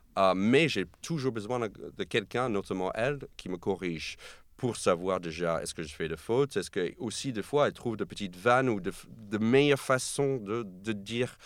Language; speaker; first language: French; non-native, fluent; English